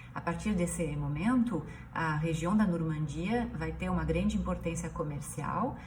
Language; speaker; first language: Portuguese; non-native, fluent; French